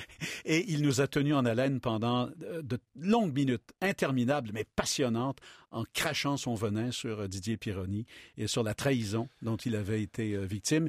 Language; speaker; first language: French; native; French